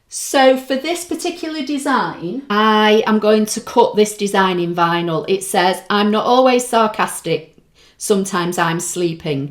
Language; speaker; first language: English; native; English